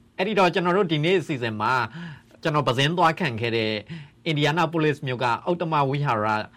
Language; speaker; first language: Burmese; native; Burmese